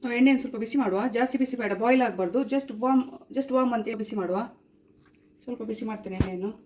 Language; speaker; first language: Kannada; non-native, local second language; Konkani